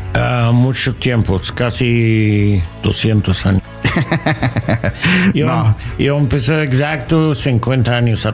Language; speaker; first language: Spanish; non-native, learner; English